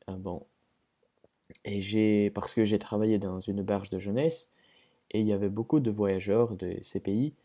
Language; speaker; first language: French; non-native, fluent; Russian